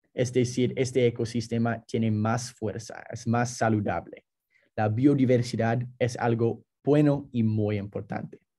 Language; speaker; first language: Spanish; non-native, fluent; English